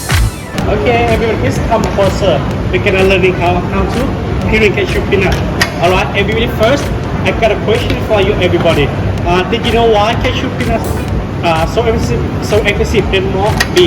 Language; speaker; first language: English; non-native, learner; Thai